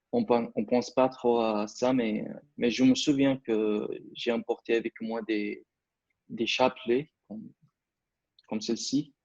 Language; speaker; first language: French; non-native, fluent; Arabic